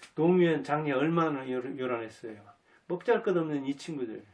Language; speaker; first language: Korean; native; Korean